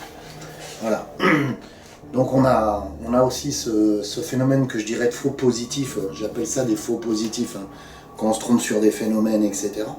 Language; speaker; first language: French; native; French